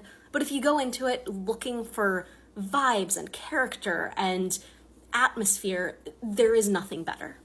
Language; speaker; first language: English; native; English